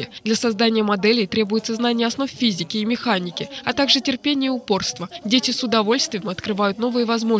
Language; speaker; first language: Russian; native; Russian